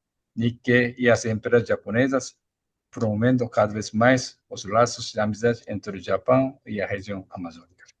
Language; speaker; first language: Portuguese; non-native, fluent; Japanese